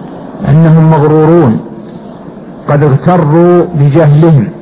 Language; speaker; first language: Arabic; native; Arabic